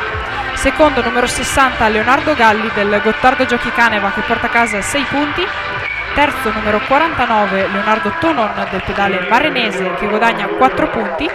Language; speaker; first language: Italian; native; Italian